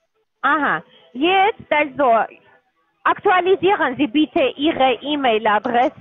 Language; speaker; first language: German; non-native, learner; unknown